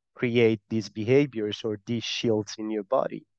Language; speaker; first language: English; non-native, fluent; Spanish